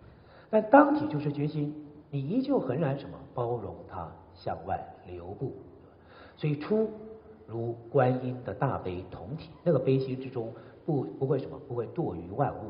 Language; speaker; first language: Chinese; native; Chinese